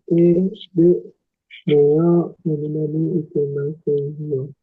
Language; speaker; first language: Japanese; non-native, learner; Indonesian